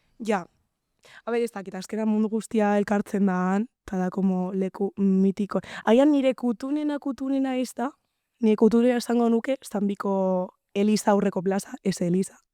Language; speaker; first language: Basque; non-native, local second language; Spanish